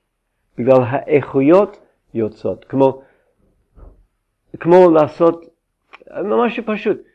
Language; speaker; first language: Hebrew; non-native, fluent; English